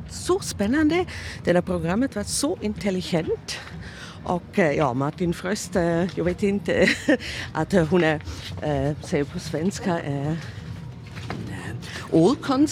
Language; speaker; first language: Swedish; non-native, learner; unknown